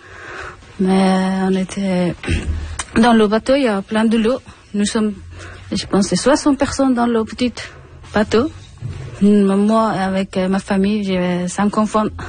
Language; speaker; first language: French; non-native, learner; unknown